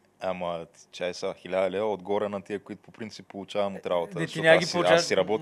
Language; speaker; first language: Bulgarian; native; Bulgarian